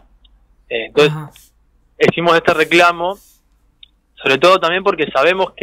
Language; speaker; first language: Spanish; native; Spanish